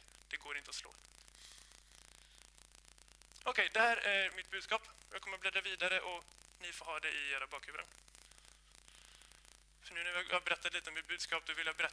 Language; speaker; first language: Swedish; native; Swedish